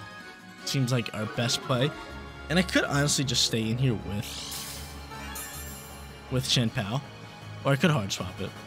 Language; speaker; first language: English; native; English